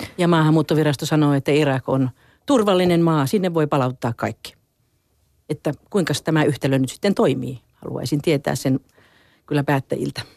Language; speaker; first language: Finnish; native; Finnish